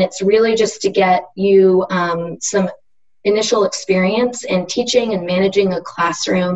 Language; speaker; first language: English; native; English